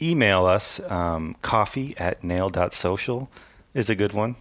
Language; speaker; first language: English; native; English